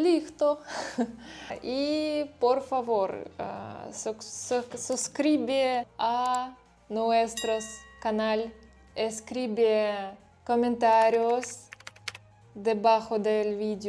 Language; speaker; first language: Spanish; non-native, learner; Russian